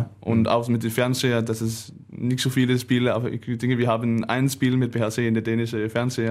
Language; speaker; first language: German; non-native, learner; Danish